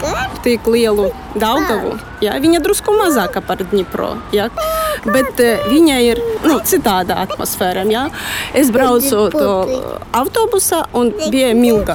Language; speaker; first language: Latvian; non-native, learner; Russian